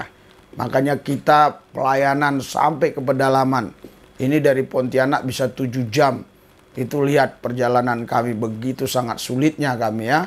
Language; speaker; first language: Indonesian; native; Indonesian